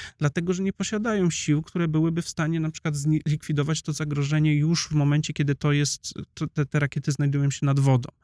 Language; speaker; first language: Polish; native; Polish